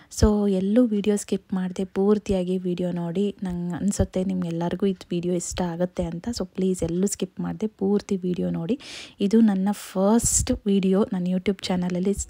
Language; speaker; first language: Kannada; native; Kannada